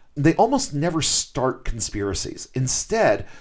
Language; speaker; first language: English; native; English